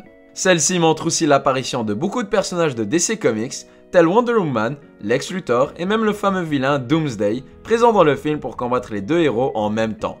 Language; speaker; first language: French; native; French